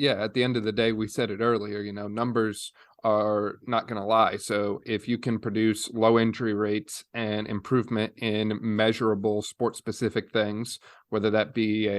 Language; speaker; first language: English; native; English